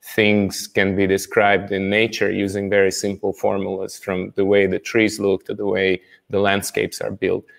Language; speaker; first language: English; non-native, fluent; Russian